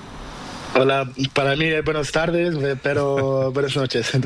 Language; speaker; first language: Spanish; non-native, learner; Portuguese